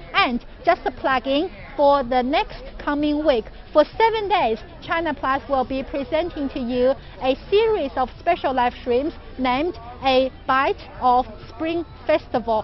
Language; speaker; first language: English; non-native, fluent; Chinese